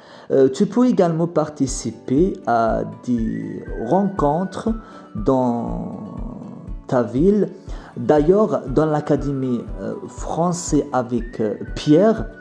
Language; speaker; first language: French; non-native, fluent; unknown